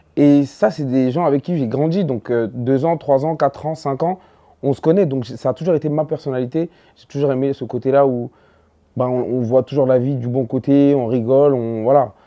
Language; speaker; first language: French; early bilingual, other home language; Dyula